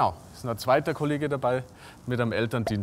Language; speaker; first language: German; native; German